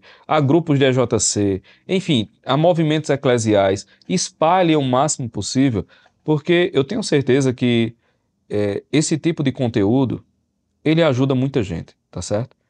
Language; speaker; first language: Portuguese; native; Portuguese